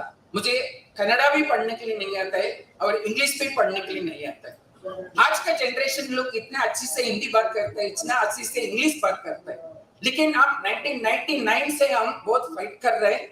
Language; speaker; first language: Hindi; non-native, local second language; Tamil